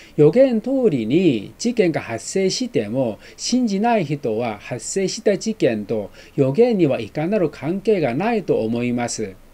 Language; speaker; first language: Japanese; non-native, fluent; Chinese